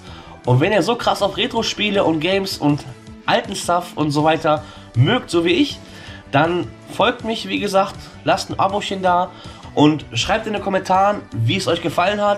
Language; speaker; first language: German; native; German